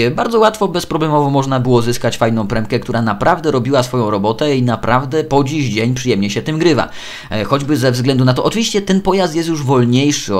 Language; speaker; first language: Polish; native; Polish